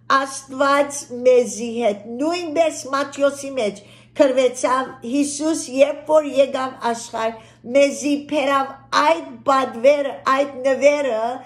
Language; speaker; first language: Armenian; early bilingual, heritage; Armenian